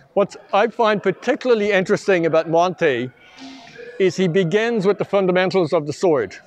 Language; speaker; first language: English; native; English